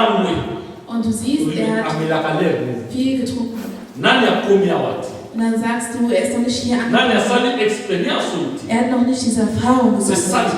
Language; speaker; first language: German; non-native, fluent; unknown